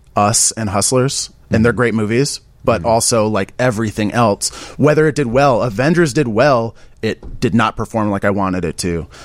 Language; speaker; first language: English; native; English